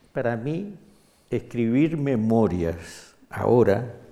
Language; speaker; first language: Spanish; native; Spanish